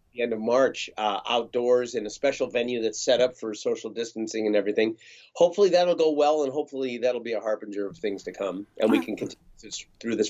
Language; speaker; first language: English; native; English